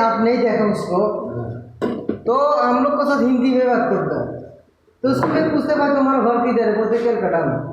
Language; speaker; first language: Hindi; non-native, learner; Bangla